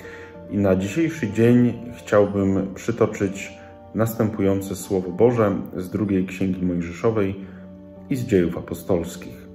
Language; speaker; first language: Polish; native; Polish